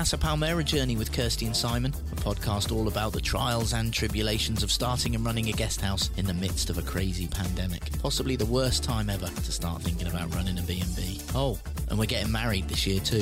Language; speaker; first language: English; native; English